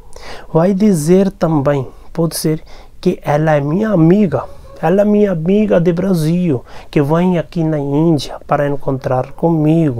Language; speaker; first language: Portuguese; non-native, learner; Hindi